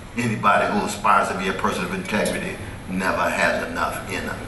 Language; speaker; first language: English; native; English